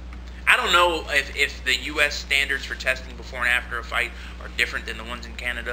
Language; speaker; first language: English; native; English